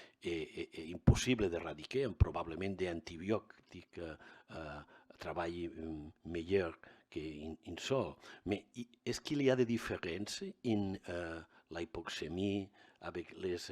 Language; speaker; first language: French; non-native, learner; Catalan